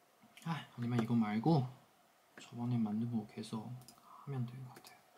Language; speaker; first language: Korean; non-native, fluent; Chinese